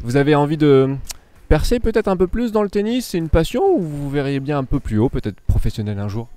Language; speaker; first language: French; native; French